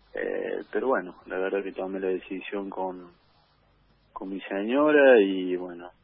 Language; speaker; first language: Spanish; native; Spanish